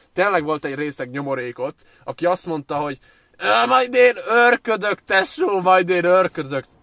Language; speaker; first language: Hungarian; early bilingual, other home language; Chinese